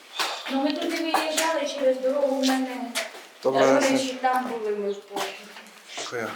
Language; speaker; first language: Ukrainian; native; Ukrainian